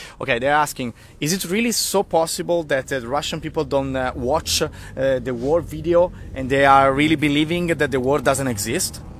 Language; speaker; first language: English; non-native, fluent; Italian